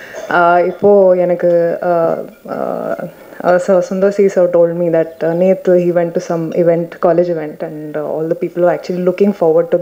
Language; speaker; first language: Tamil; non-native, learner; Hindi